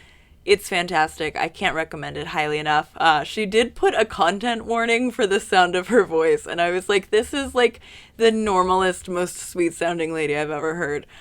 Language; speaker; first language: English; native; English